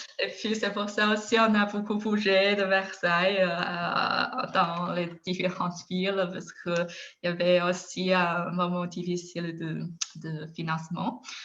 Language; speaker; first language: French; non-native, fluent; Chinese